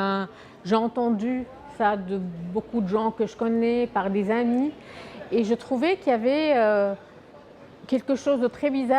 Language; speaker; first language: French; non-native, fluent; Arabic